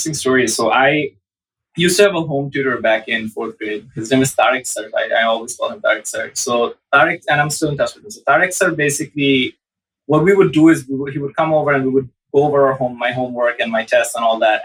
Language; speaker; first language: English; non-native, local second language; Bangla